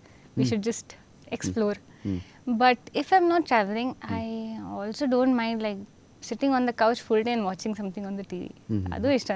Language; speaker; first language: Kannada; non-native, fluent; Hindi